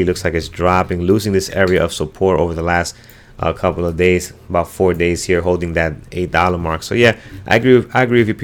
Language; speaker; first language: English; native; English